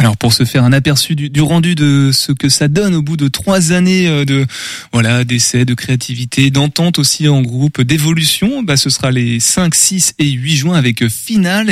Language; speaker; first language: French; native; French